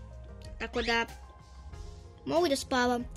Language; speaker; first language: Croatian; early bilingual, other home language; Russian